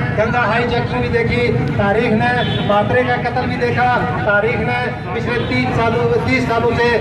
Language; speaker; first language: Urdu; non-native, local second language; Pahari-Potwari